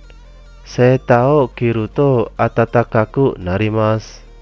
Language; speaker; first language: Japanese; non-native, fluent; Indonesian